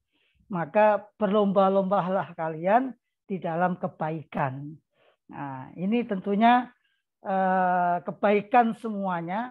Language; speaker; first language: Indonesian; native; Indonesian